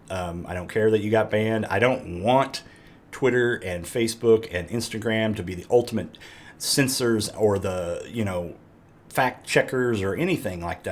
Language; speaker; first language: English; native; English